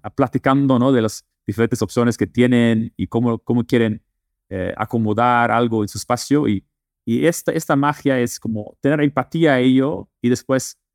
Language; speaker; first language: Spanish; non-native, fluent; Dutch